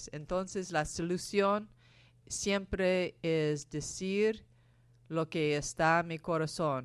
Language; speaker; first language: Spanish; non-native, fluent; English